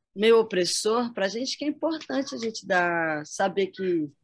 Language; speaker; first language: Portuguese; native; Portuguese